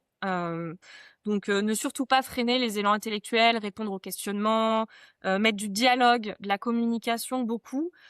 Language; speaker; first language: French; native; French